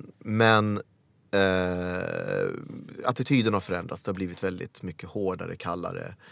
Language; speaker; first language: Swedish; early bilingual, other home language; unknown